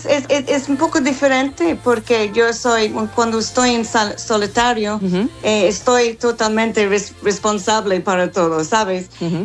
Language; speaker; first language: Spanish; non-native, fluent; English